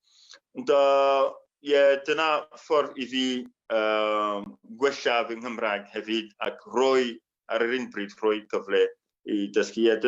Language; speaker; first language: Welsh; non-native, fluent; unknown